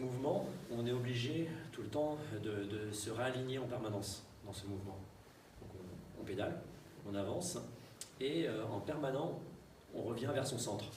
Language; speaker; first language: French; native; French